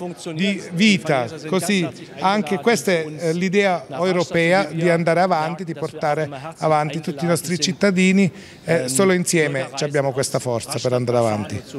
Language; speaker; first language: Italian; non-native, fluent; German